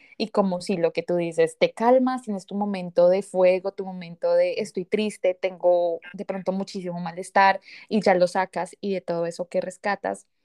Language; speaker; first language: Spanish; native; Spanish